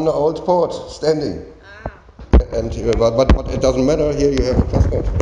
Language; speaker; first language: English; non-native, learner; German